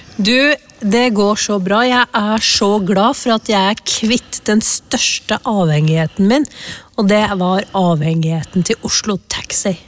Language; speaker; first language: Norwegian; early bilingual, other home language; Urdu